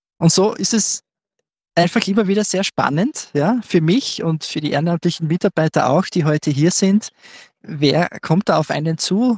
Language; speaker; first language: German; native; German